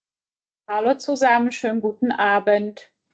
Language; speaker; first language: German; native; German